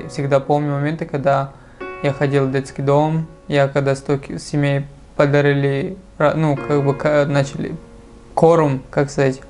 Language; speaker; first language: Russian; non-native, local second language; Tajik